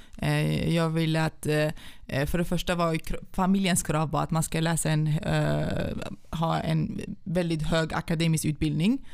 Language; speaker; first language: Swedish; early bilingual, other home language; Central Kurdish